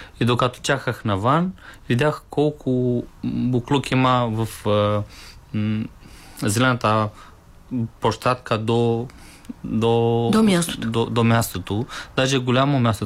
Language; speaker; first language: Bulgarian; non-native, learner; Romanian